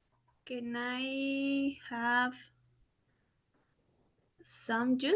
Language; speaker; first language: English; non-native, learner; Spanish